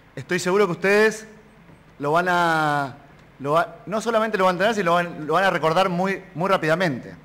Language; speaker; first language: Spanish; native; Spanish